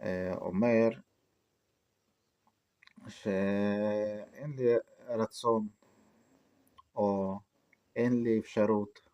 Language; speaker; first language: Hebrew; non-native, fluent; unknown